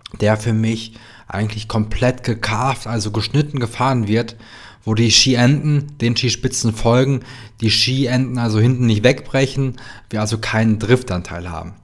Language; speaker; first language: German; native; German